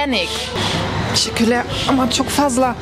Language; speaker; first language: Turkish; non-native, learner; German